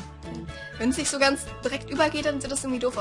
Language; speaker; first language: German; native; German